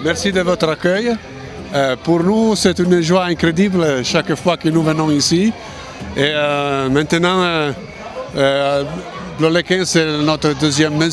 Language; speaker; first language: French; non-native, fluent; Italian